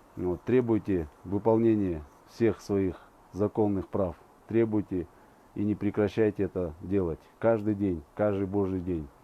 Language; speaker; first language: Russian; non-native, local second language; Kazakh